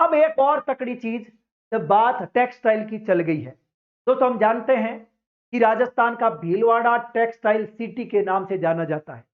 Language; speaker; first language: Hindi; native; Hindi